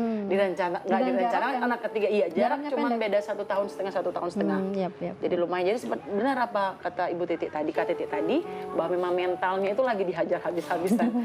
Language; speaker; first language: Indonesian; native; Indonesian